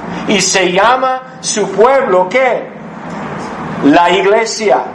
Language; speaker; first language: Spanish; non-native, fluent; English